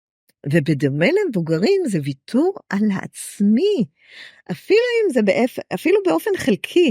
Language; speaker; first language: Hebrew; native; Hebrew